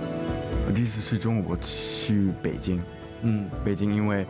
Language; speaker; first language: Chinese; early bilingual, heritage; English